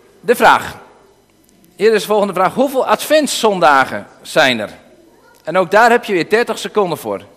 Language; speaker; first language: Dutch; native; Dutch